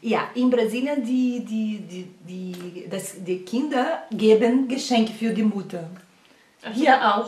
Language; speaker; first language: German; non-native, learner; Portuguese